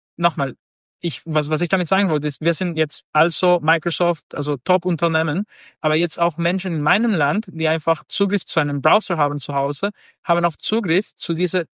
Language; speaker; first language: German; non-native, fluent; Spanish